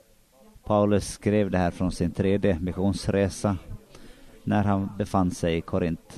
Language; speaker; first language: Swedish; non-native, local second language; Finnish